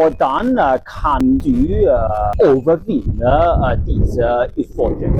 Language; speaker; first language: Norwegian; non-native, learner; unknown